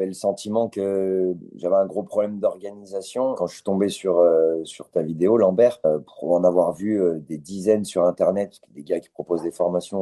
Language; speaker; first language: French; native; French